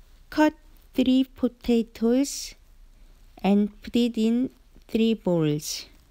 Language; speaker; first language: English; non-native, learner; Korean